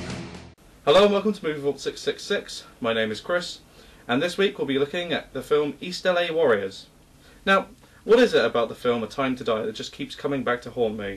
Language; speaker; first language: English; native; English